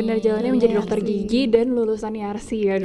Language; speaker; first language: Indonesian; native; Indonesian